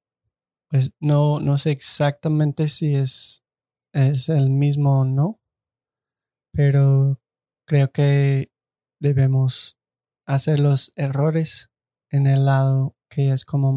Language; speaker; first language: Spanish; non-native, fluent; English